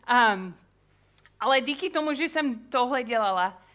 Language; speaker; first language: Czech; non-native, fluent; English